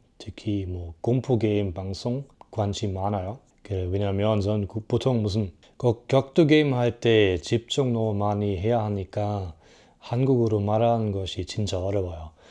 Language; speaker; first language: Korean; non-native, fluent; German